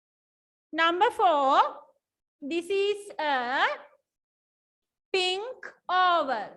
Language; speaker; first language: English; non-native, local second language; Sinhala